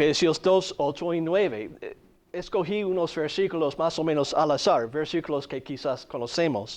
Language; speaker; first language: Spanish; non-native, fluent; English